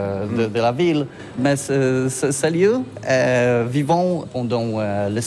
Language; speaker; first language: French; non-native, learner; Polish